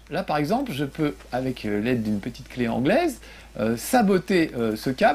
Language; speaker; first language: French; native; French